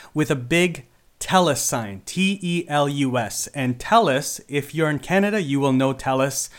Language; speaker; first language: English; early bilingual, other home language; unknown